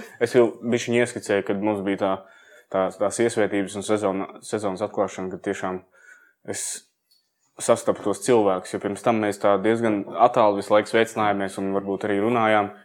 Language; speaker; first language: Latvian; native; Latvian